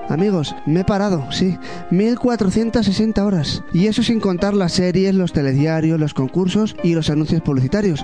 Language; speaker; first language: Spanish; native; Spanish